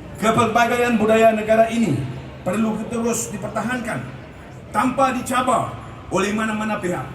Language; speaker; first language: Malay; non-native, local second language; Punjabi